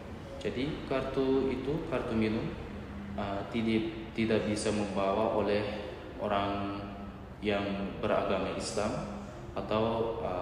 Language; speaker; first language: Indonesian; non-native, learner; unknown